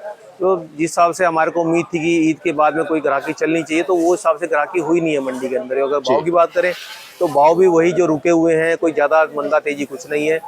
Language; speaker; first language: Hindi; native; Hindi